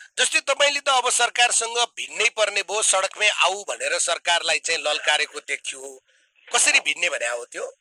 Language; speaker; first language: Nepali; native; Nepali